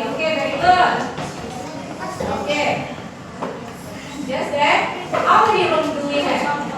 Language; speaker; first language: English; non-native, learner; Indonesian